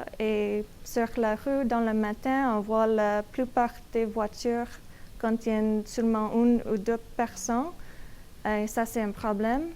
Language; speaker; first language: French; non-native, learner; English